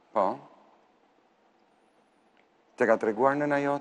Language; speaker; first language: Albanian; native; Albanian